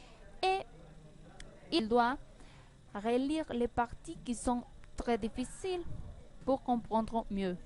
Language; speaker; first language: French; non-native, learner; Spanish